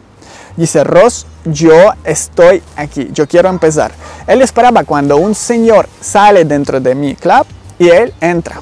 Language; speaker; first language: Spanish; non-native, learner; Ukrainian